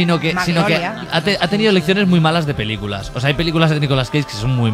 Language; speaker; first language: Spanish; native; Spanish